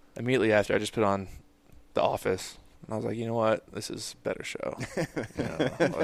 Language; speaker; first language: English; native; English